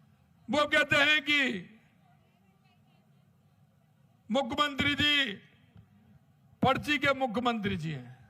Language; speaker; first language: Hindi; native; Hindi